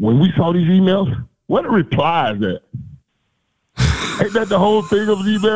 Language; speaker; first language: English; native; English